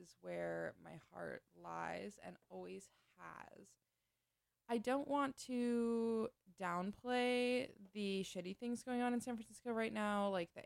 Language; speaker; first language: English; native; English